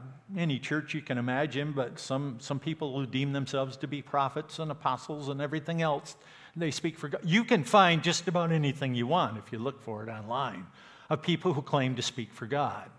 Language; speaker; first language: English; native; English